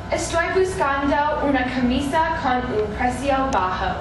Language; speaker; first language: Spanish; non-native, learner; English